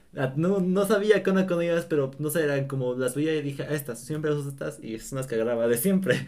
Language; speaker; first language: Spanish; native; Spanish